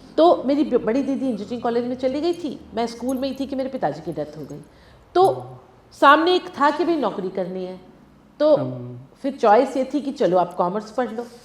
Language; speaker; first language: Hindi; non-native, local second language; Tamil